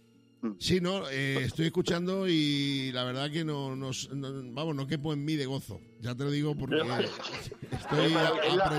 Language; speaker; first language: Spanish; native; Spanish